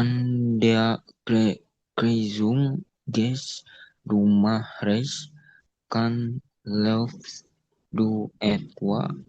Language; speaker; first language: German; non-native, learner; Indonesian